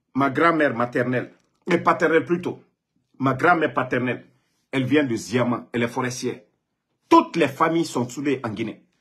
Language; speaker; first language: French; non-native, local second language; Mandingo